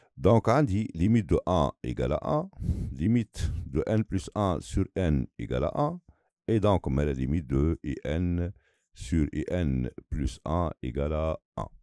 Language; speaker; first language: French; non-native, local second language; Arabic